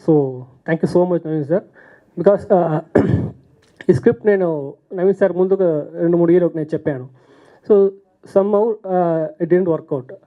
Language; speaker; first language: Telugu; non-native, learner; Tamil